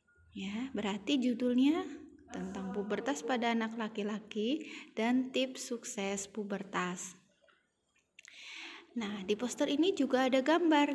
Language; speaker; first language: Indonesian; native; Indonesian